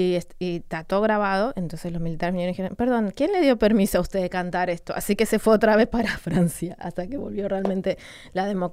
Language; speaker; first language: Spanish; native; Spanish